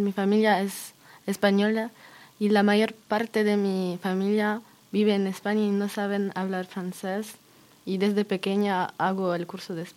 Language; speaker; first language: Spanish; early bilingual, heritage; Spanish